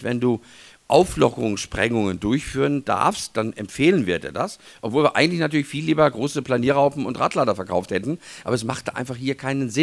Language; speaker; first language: German; native; German